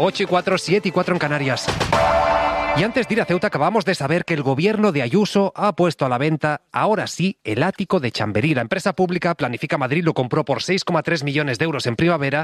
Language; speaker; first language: Spanish; native; Spanish